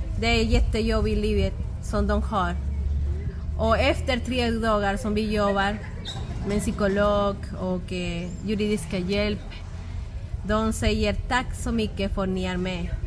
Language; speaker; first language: Swedish; non-native, fluent; Spanish